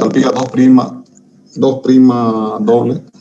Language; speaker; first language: Spanish; native; Spanish